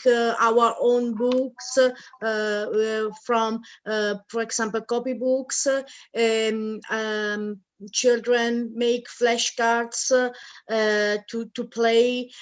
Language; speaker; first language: English; non-native, learner; Italian